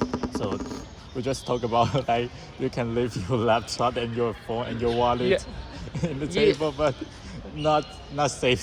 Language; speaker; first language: English; non-native, learner; Chinese